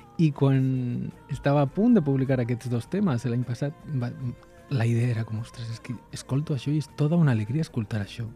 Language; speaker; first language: Catalan; non-native, local second language; Spanish